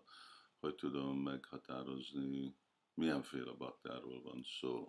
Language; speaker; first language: Hungarian; early bilingual, heritage; Hungarian